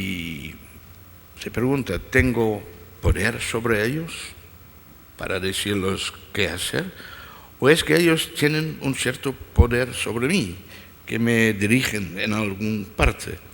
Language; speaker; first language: Spanish; non-native, fluent; Dutch